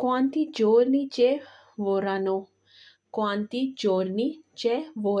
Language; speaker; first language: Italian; non-native, learner; Urdu